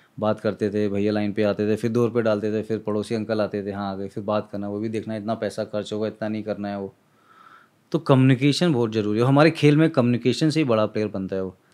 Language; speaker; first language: Hindi; native; Hindi